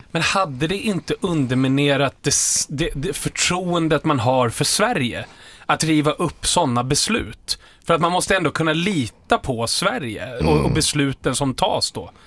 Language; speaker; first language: Swedish; native; Swedish